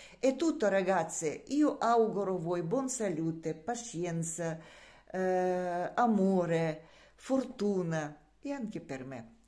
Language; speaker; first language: Italian; non-native, learner; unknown